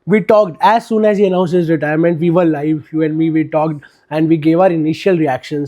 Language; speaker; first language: English; non-native, local second language; Hindi